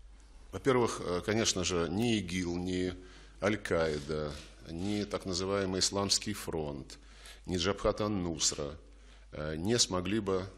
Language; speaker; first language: Russian; native; Russian